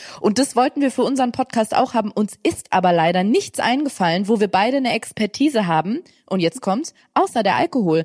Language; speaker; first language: German; native; German